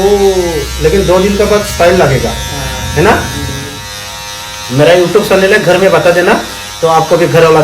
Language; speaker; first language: Hindi; non-native, local second language; Bodo